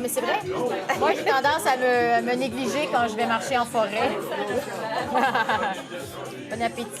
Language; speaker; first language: French; native; French